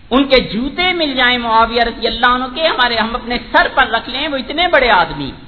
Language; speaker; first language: Urdu; native; Urdu